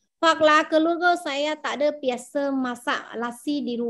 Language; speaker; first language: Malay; non-native, fluent; Vietnamese